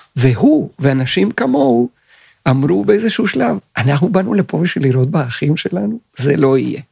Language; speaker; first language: Hebrew; non-native, fluent; Spanish